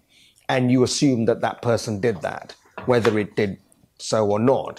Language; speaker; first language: English; native; English